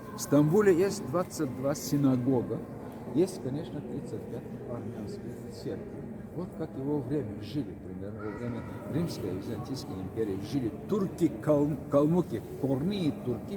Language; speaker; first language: Russian; non-native, fluent; Turkish